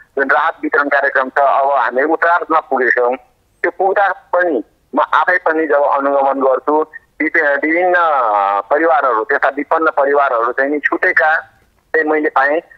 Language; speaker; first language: Nepali; non-native, local second language; Maithili